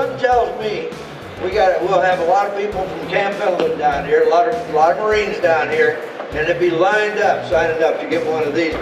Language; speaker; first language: English; native; English